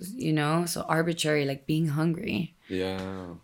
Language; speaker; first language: English; early bilingual, other home language; Spanish